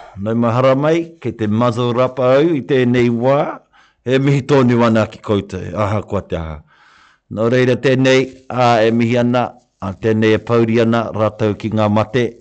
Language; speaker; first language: Māori; non-native, local second language; English